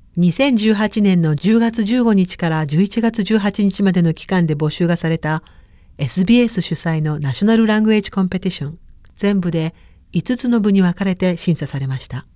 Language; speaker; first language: Japanese; native; Japanese